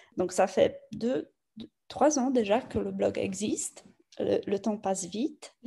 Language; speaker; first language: French; non-native, fluent; Polish